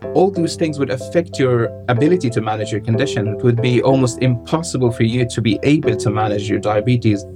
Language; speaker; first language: English; non-native, fluent; Arabic